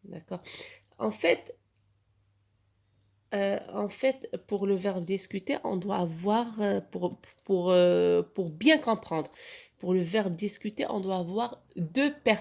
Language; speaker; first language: French; non-native, local second language; Arabic